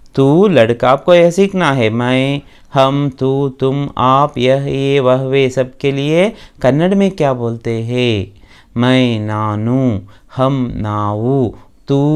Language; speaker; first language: Hindi; non-native, local second language; Kannada